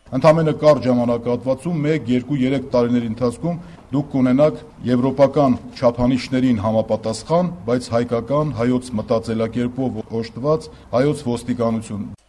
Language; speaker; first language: Armenian; native; Armenian